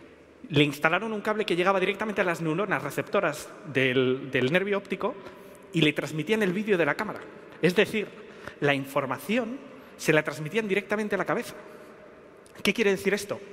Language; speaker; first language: Spanish; native; Spanish